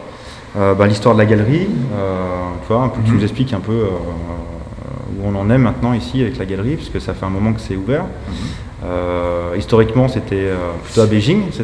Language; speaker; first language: French; native; French